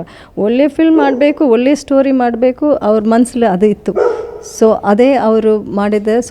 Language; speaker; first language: Kannada; non-native, learner; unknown